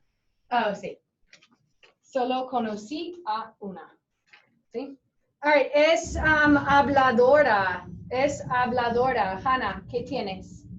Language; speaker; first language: Spanish; non-native, fluent; English